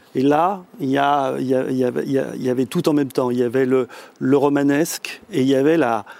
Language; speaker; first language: French; native; French